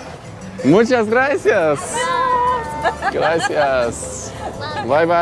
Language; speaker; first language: Spanish; non-native, learner; Lithuanian